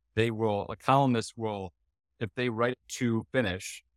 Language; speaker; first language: English; non-native, fluent; Dutch